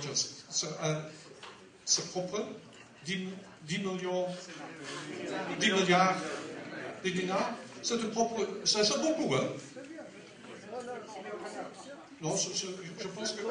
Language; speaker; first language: French; non-native, learner; Dutch